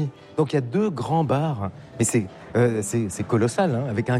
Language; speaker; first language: French; native; French